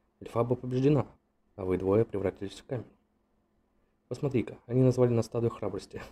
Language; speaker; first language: Russian; native; Russian